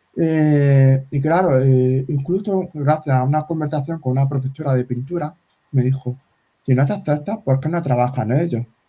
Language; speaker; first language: Spanish; native; Spanish